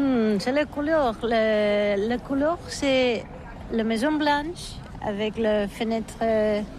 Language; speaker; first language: French; non-native, learner; Catalan